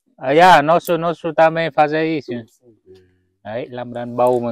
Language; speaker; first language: Portuguese; non-native, learner; Vietnamese